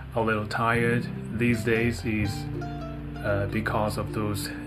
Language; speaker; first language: English; non-native, fluent; Japanese